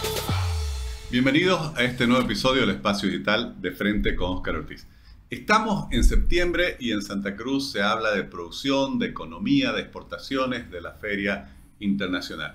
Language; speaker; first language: Spanish; native; Spanish